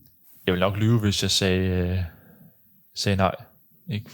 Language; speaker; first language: Danish; native; Danish